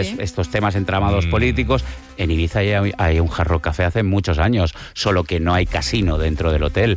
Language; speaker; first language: Spanish; native; Spanish